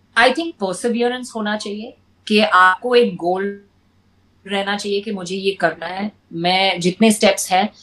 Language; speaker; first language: Hindi; non-native, local second language; English